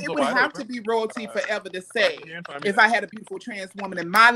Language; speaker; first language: English; native; English